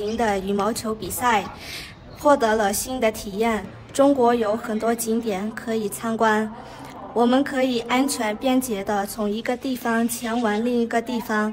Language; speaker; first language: Chinese; non-native, fluent; Burmese